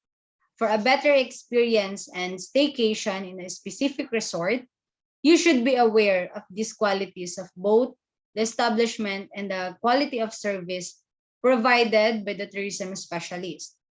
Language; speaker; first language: English; non-native, local second language; Filipino